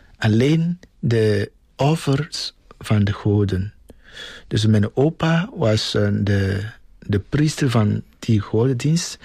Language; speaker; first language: Dutch; non-native, fluent; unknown